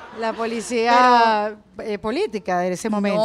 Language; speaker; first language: Spanish; native; Spanish